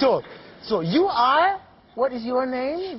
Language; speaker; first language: English; non-native, fluent; German